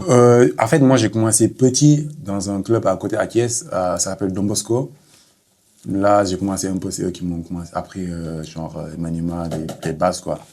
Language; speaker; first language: French; non-native, local second language; Wolof